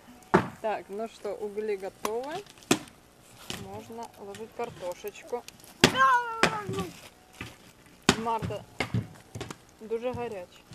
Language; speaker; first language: Russian; non-native, local second language; Ukrainian